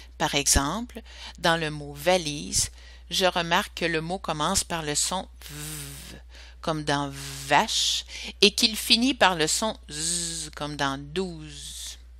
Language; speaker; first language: French; native; French